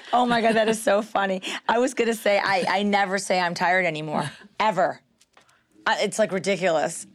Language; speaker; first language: English; native; English